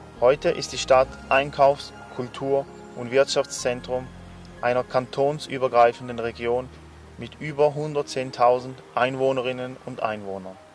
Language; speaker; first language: German; native; German